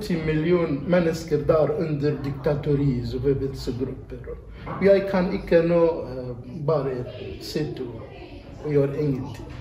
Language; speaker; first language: Norwegian; non-native, learner; Arabic